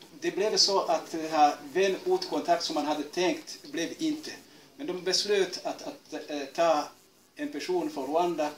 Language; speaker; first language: Swedish; non-native, fluent; Kinyarwanda